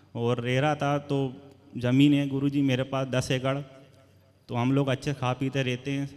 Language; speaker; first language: Hindi; native; Hindi